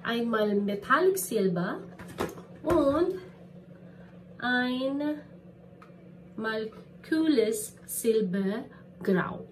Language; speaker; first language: German; non-native, learner; Filipino